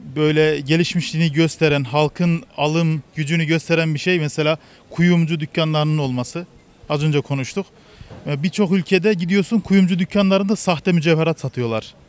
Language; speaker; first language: Turkish; native; Turkish